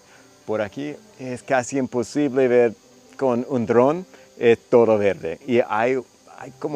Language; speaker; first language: Spanish; non-native, fluent; English